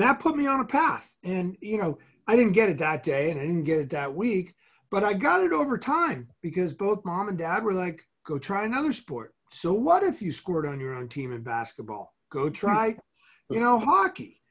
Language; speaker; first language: English; native; English